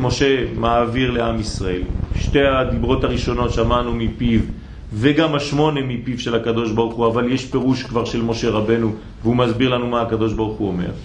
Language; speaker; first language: Hebrew; non-native, fluent; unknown